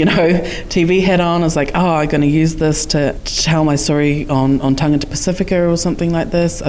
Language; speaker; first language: English; native; English